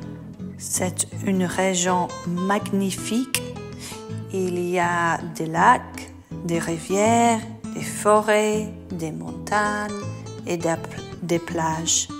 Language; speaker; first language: French; non-native, learner; English